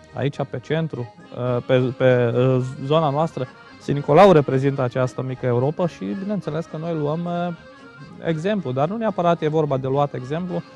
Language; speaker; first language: Romanian; non-native, local second language; Bulgarian